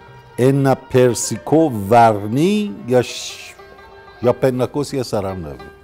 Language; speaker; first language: Greek; non-native, learner; Persian